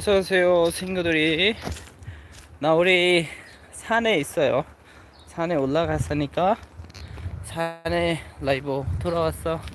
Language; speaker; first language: Korean; non-native, learner; Bangla